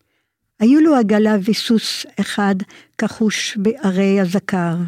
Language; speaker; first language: Hebrew; non-native, fluent; French